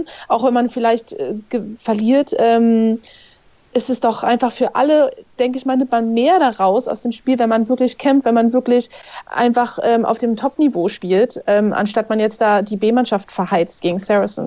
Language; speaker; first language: German; native; German